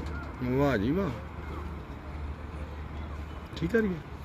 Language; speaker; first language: Hindi; non-native, local second language; Punjabi